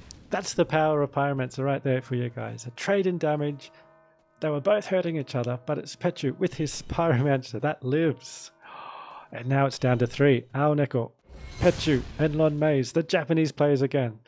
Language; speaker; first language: English; native; English